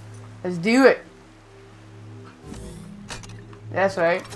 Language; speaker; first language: English; native; English